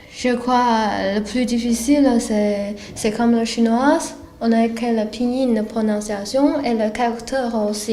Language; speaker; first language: French; non-native, learner; Chinese